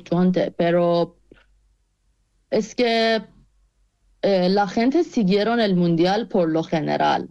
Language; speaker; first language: Spanish; non-native, fluent; Persian